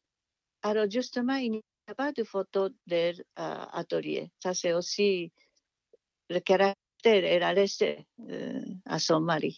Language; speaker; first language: French; non-native, fluent; Japanese